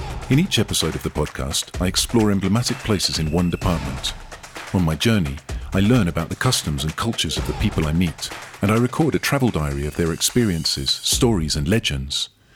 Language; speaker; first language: English; native; English